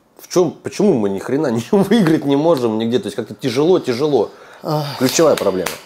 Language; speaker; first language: Russian; native; Russian